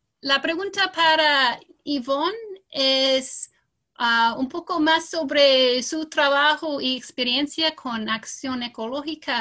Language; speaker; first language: Spanish; non-native, fluent; English